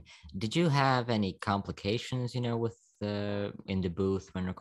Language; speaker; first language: English; non-native, fluent; Slovak